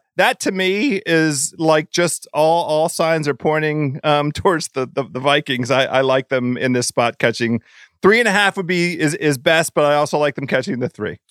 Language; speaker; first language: English; native; English